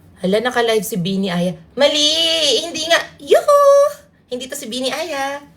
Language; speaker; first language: Filipino; non-native, local second language; Cebuano